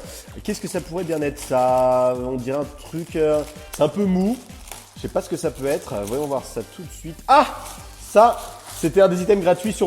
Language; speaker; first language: French; native; French